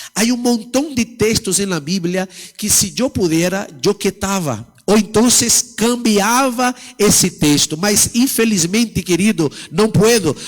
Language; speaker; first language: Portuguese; native; Portuguese